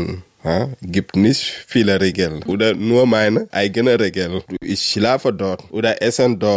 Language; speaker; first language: German; non-native, learner; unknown